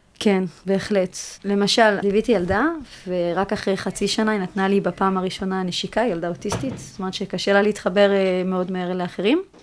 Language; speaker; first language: Hebrew; early bilingual, other home language; French